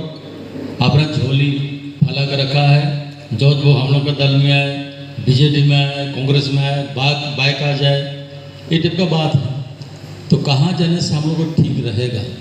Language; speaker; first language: Hindi; non-native, local second language; Odia